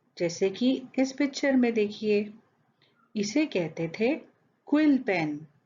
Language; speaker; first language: Urdu; native; Urdu